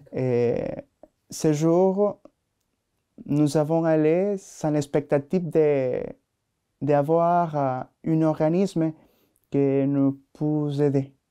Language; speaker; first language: French; non-native, learner; Spanish